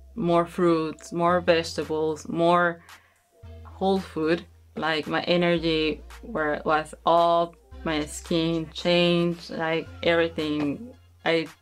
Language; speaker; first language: English; non-native, learner; Spanish